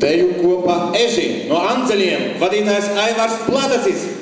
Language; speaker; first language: Latvian; native; Latvian